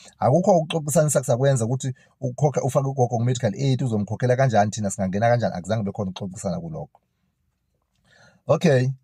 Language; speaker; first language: Zulu; native; Zulu